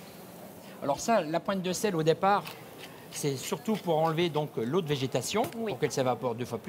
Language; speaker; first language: French; native; French